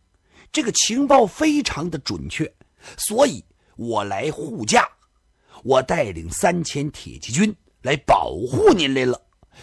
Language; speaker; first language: Chinese; native; Chinese